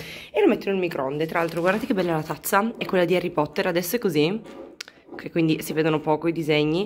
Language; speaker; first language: Italian; native; Italian